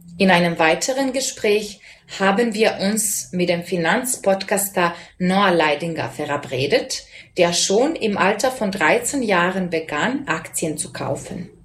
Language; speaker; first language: German; non-native, fluent; Serbian